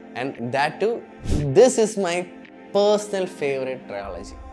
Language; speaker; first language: English; non-native, local second language; Malayalam